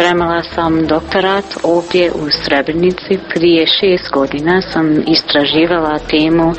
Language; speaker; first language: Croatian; non-native, learner; English